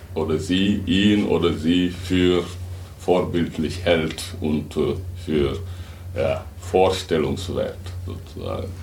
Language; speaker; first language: German; non-native, fluent; Wolof